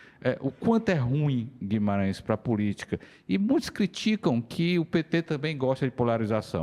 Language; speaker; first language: Portuguese; native; Portuguese